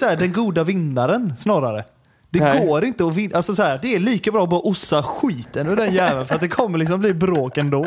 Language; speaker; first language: Swedish; native; Swedish